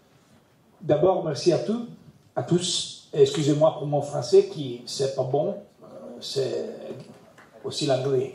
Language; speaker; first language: French; non-native, learner; Italian